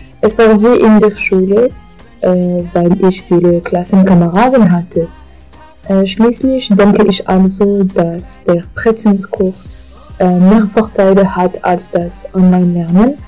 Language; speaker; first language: German; non-native, learner; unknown